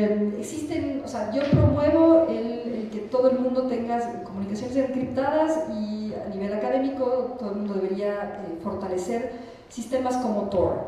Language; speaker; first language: Spanish; native; Spanish